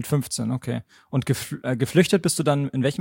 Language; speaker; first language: German; native; German